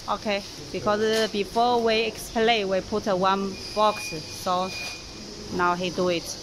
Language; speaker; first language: English; non-native, learner; Chinese